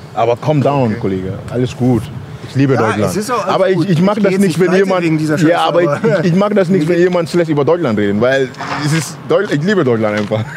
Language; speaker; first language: German; non-native, learner; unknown